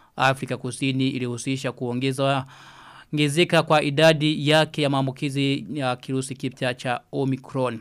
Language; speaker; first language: Swahili; non-native, local second language; Rundi